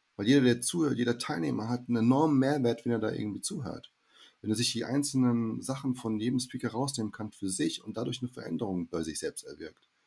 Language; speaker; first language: German; early bilingual, heritage; German